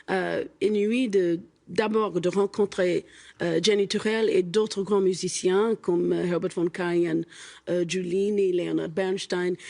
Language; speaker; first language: French; non-native, fluent; English